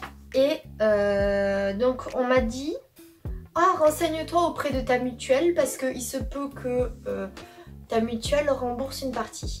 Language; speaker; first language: French; native; French